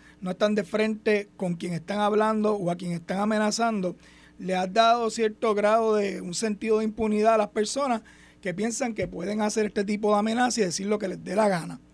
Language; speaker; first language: Spanish; native; Spanish